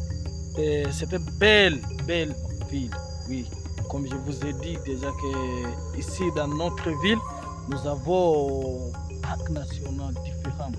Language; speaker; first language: French; non-native, learner; Swahili